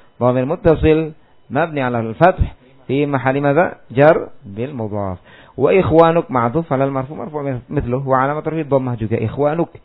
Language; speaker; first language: Arabic; non-native, fluent; Indonesian